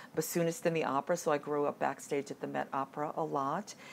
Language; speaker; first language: English; native; English